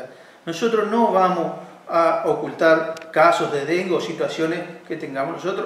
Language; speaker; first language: Spanish; native; Spanish